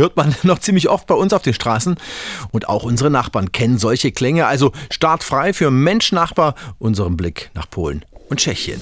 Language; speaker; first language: German; native; German